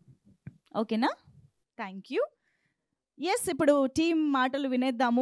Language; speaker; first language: Telugu; native; Telugu